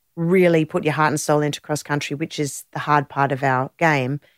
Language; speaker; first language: English; native; English